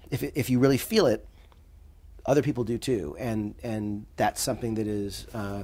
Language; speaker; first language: English; native; English